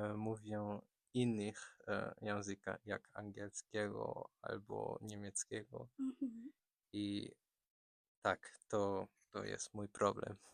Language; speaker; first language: Polish; non-native, fluent; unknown